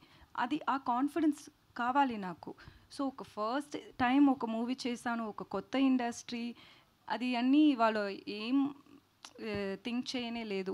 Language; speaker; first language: Telugu; non-native, learner; Tamil